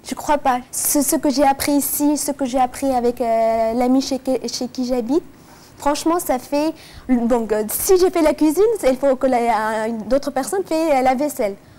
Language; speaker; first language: French; non-native, fluent; Persian